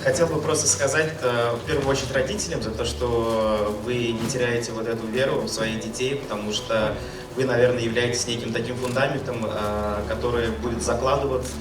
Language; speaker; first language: Russian; native; Russian